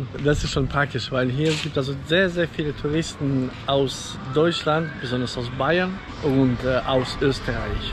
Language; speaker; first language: German; non-native, fluent; Ukrainian